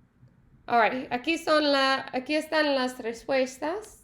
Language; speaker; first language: Spanish; non-native, learner; English